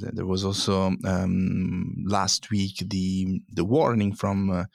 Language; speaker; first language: English; non-native, fluent; Italian